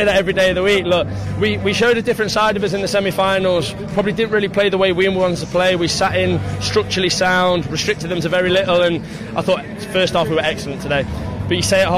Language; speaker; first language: English; native; English